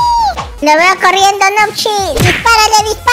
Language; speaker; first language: Spanish; native; Spanish